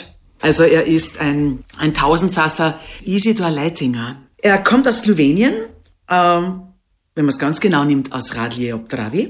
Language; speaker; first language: German; native; German